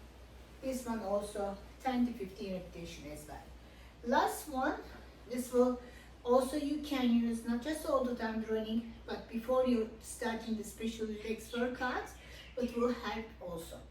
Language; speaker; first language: English; non-native, fluent; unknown